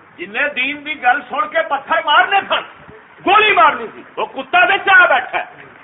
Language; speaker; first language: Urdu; non-native, local second language; Punjabi